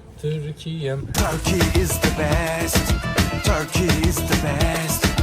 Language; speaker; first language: English; non-native, learner; Turkish